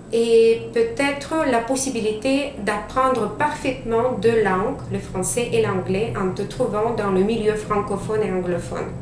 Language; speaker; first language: French; non-native, fluent; Romanian